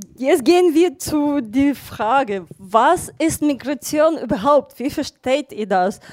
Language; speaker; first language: German; non-native, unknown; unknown